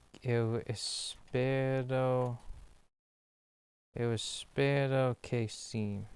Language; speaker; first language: Portuguese; non-native, learner; English